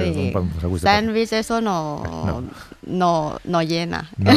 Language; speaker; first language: Spanish; non-native, learner; Thai